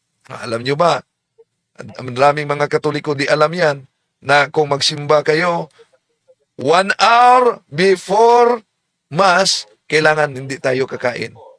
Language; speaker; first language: Filipino; native; Filipino